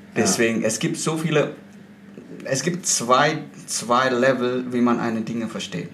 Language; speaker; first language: German; non-native, fluent; Indonesian